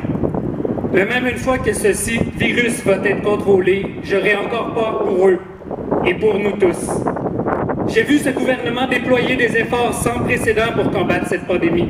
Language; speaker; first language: French; native; French